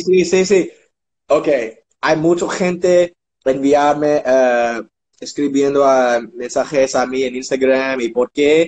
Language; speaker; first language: Spanish; non-native, learner; English